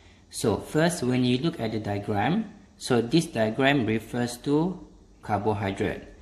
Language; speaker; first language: English; non-native, local second language; Malay